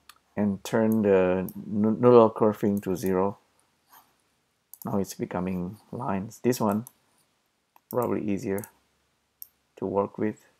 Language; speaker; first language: English; non-native, fluent; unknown